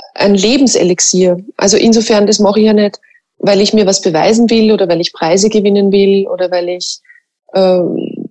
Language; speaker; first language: German; native; German